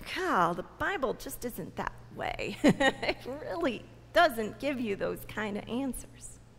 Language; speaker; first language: English; native; English